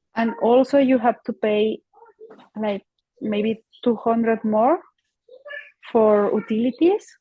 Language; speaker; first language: English; non-native, learner; Spanish